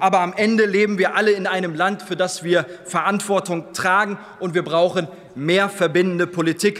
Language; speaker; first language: German; early bilingual, other home language; Turkish